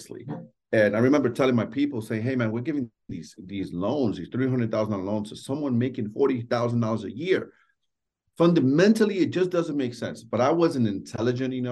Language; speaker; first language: English; native; English